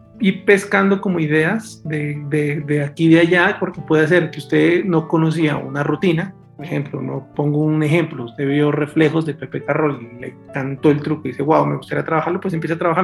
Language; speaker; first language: Spanish; native; Spanish